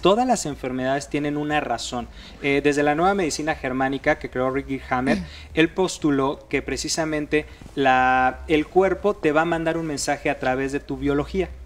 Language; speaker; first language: Spanish; native; Spanish